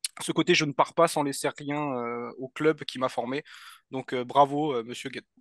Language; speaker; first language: French; native; French